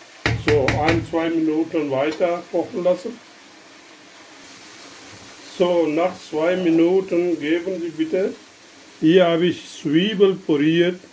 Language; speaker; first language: German; non-native, learner; Urdu